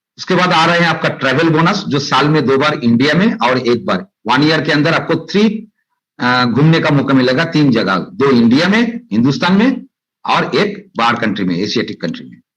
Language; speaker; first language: Hindi; non-native, local second language; Bangla